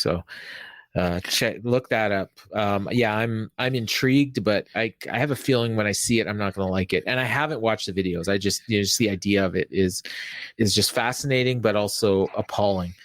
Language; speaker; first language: English; native; English